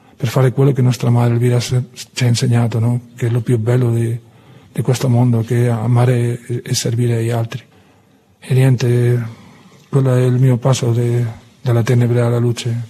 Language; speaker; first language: Italian; non-native, fluent; Spanish